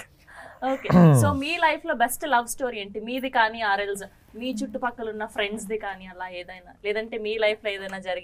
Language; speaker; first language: Telugu; native; Telugu